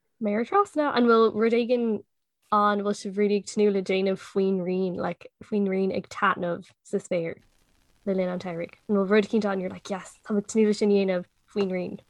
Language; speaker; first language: Irish; non-native, local second language; English